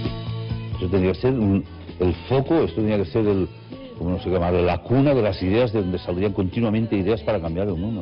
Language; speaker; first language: Spanish; native; Spanish